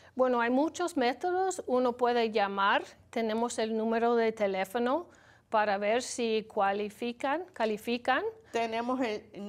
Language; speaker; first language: Spanish; non-native, learner; English